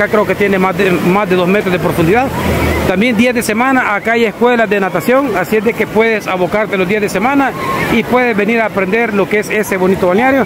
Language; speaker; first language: Spanish; native; Spanish